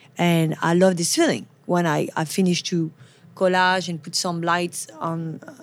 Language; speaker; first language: English; non-native, fluent; French